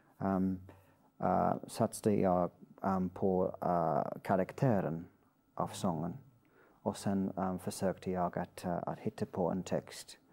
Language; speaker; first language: Swedish; non-native, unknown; English